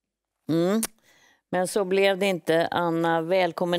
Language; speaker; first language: Swedish; native; Swedish